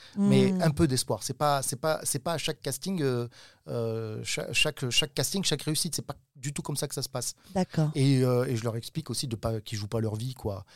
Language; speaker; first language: French; native; French